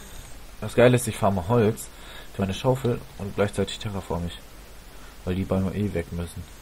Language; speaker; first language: German; native; German